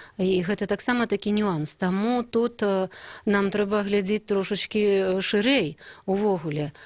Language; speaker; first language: Belarusian; native; Belarusian